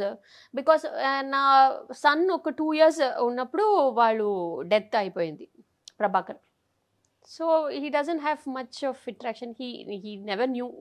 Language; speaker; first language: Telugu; non-native, fluent; Tamil